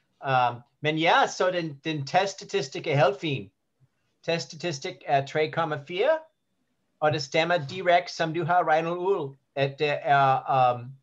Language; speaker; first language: Danish; non-native, learner; English